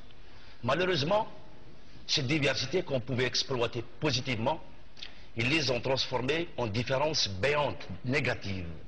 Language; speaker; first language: French; non-native, local second language; Kabyle